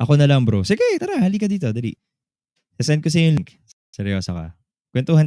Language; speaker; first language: Filipino; native; Filipino